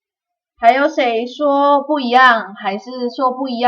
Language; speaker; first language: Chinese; non-native, fluent; Indonesian